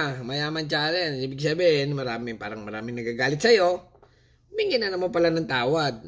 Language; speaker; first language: Filipino; non-native, local second language; Cebuano